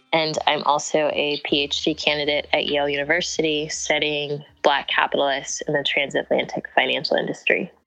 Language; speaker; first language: English; early bilingual, other home language; Akan